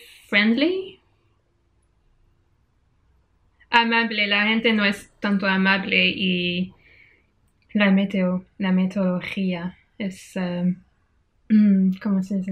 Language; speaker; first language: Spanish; non-native, learner; French